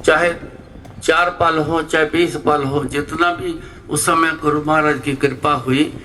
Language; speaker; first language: Hindi; non-native, local second language; Punjabi